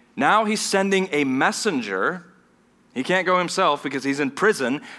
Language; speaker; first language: English; non-native, fluent; German